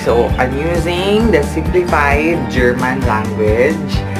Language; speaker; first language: English; non-native, local second language; Filipino